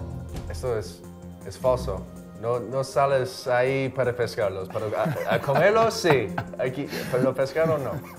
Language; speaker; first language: Spanish; non-native, fluent; English